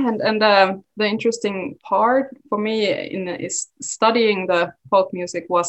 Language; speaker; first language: English; non-native, fluent; Swedish